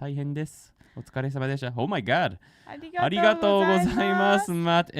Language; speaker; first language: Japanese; non-native, fluent; English